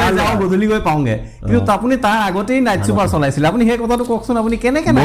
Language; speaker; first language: Assamese; native; Assamese